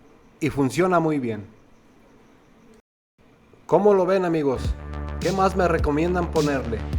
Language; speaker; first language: Spanish; native; Spanish